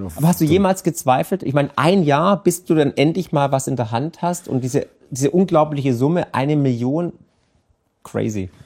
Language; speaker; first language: German; native; German